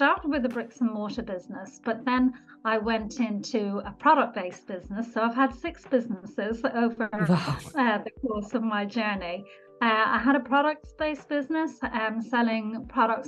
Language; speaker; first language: English; native; English